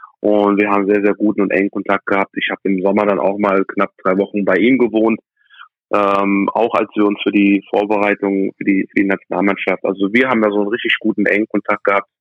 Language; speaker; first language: German; early bilingual, other home language; English